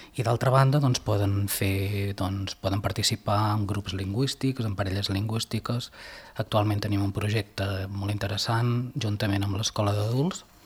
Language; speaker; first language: Catalan; native; Catalan